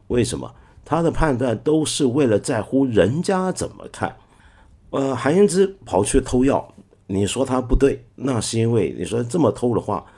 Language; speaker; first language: Chinese; non-native, local second language; Cantonese